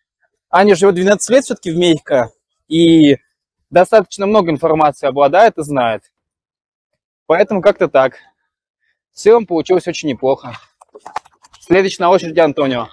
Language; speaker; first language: Russian; native; Russian